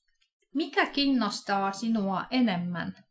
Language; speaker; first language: Finnish; non-native, fluent; Russian